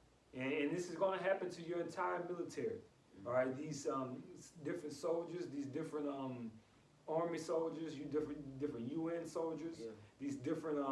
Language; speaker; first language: English; native; English